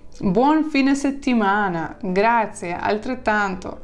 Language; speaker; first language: Italian; non-native, fluent; Ukrainian